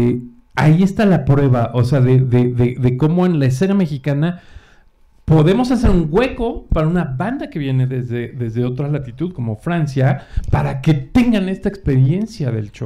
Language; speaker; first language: Spanish; native; Spanish